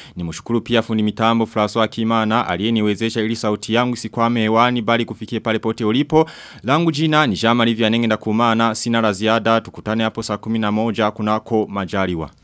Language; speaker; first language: Swahili; non-native, local second language; Rundi